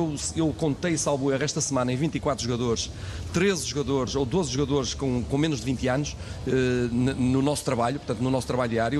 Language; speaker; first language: Portuguese; native; Portuguese